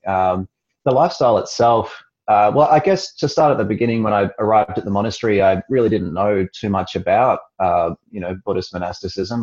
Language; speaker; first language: English; native; English